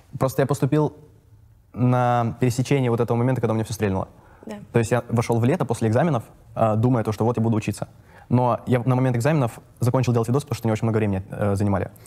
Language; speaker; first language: Russian; native; Russian